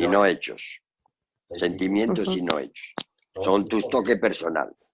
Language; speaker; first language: Spanish; native; Spanish